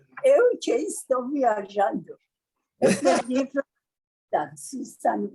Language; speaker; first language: Portuguese; non-native, learner; Persian